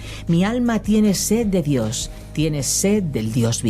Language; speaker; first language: Spanish; native; Spanish